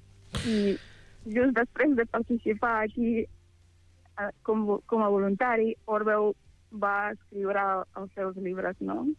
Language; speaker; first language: Catalan; non-native, fluent; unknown